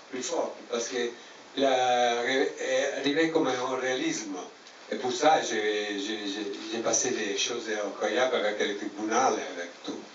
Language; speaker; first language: French; non-native, learner; Italian